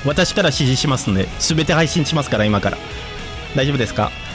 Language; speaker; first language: Japanese; non-native, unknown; French